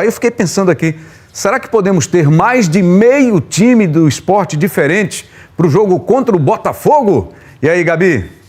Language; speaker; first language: Portuguese; native; Portuguese